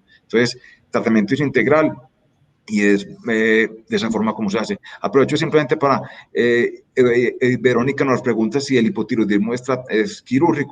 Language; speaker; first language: Spanish; native; Spanish